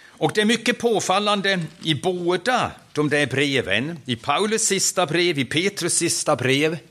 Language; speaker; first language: Swedish; non-native, fluent; German